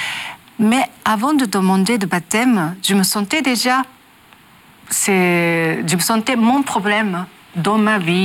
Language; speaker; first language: French; non-native, learner; Japanese